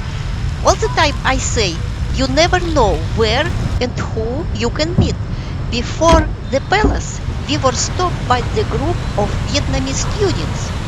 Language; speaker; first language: English; non-native, fluent; Russian